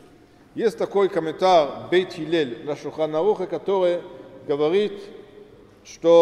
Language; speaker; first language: Russian; non-native, fluent; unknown